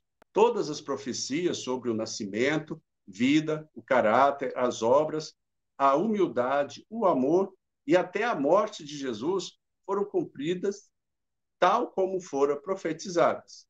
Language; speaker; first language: Portuguese; native; Portuguese